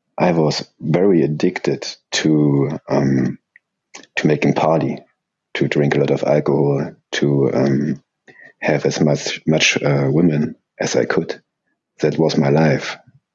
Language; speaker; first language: English; non-native, fluent; German